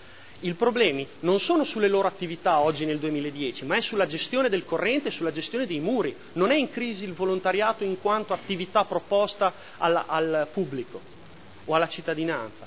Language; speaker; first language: Italian; native; Italian